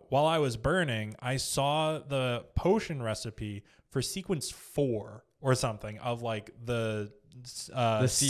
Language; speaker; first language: English; native; English